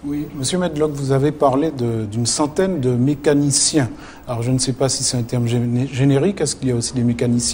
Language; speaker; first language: French; native; French